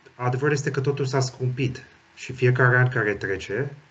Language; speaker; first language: Romanian; early bilingual, heritage; Romanian